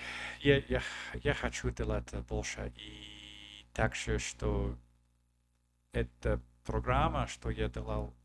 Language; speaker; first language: Russian; non-native, learner; English